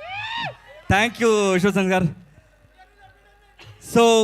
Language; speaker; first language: Telugu; non-native, learner; Kannada